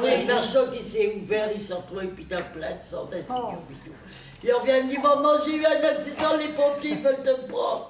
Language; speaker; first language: French; native; French